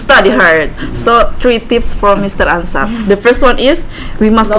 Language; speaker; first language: English; non-native, learner; Indonesian